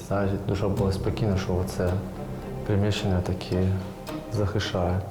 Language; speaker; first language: Ukrainian; non-native, learner; Persian